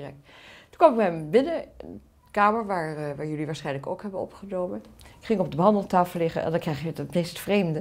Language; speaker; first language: Dutch; native; Dutch